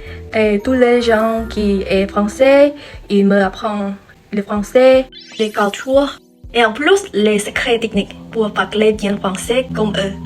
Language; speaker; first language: French; non-native, learner; Khmer